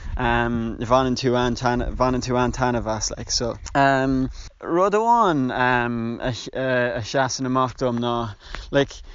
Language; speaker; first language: Irish; non-native, local second language; English